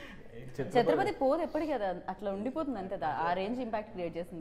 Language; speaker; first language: Telugu; native; Telugu